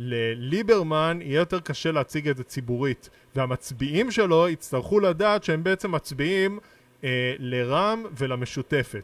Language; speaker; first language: Hebrew; native; Hebrew